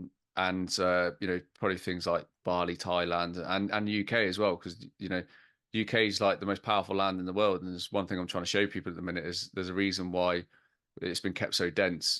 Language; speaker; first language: English; native; English